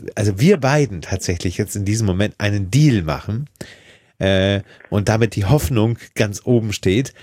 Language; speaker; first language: German; native; German